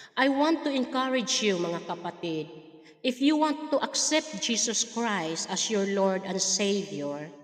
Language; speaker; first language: English; non-native, local second language; Filipino